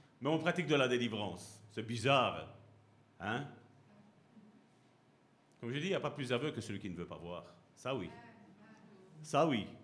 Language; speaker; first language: French; native; French